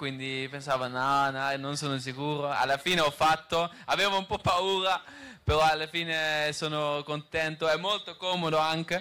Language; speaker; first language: Italian; non-native, fluent; Dutch